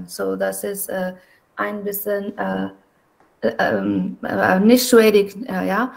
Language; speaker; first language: German; non-native, learner; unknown